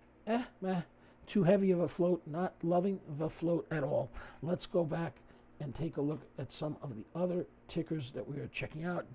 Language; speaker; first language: English; native; English